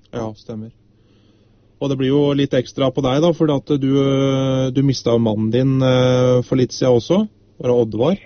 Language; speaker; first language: Norwegian; native; Norwegian